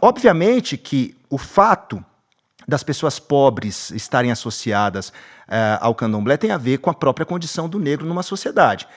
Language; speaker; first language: Portuguese; native; Portuguese